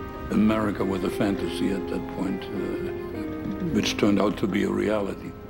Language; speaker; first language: English; non-native, fluent; German